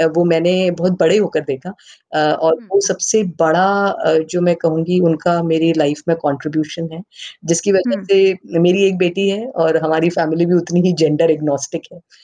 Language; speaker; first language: Hindi; native; Hindi